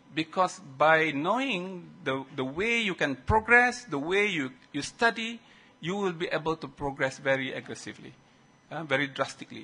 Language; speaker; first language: English; non-native, local second language; Malay